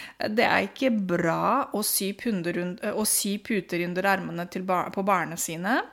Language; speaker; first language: Norwegian; non-native, fluent; Romanian